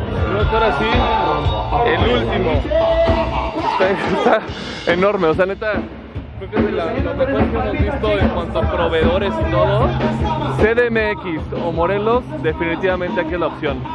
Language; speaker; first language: Spanish; native; Spanish